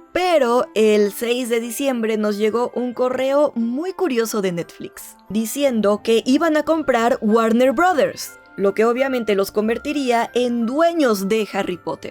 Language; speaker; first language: Spanish; native; Spanish